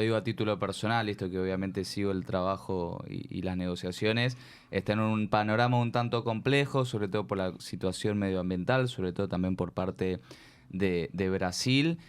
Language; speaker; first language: Spanish; native; Spanish